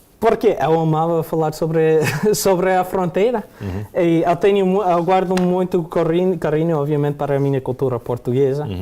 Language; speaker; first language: Portuguese; early bilingual, heritage; Portuguese